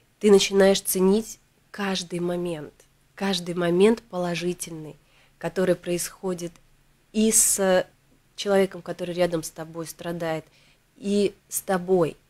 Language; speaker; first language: Russian; native; Russian